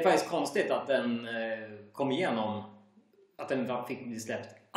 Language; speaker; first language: Swedish; native; Swedish